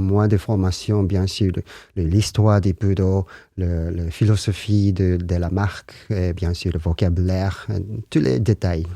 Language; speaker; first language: French; non-native, learner; Japanese